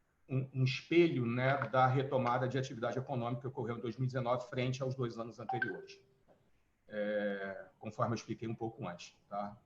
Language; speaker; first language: Portuguese; native; Portuguese